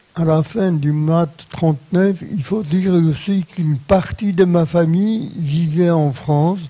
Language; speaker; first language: French; non-native, fluent; Polish